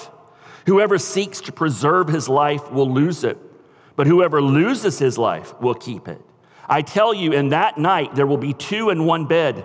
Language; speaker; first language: English; native; English